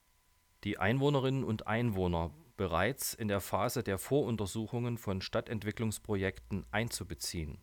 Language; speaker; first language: German; native; German